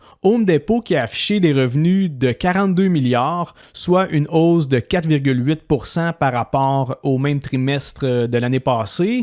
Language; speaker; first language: French; native; French